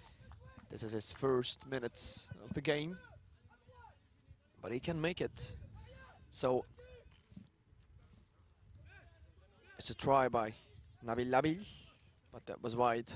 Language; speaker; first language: English; non-native, fluent; Turkish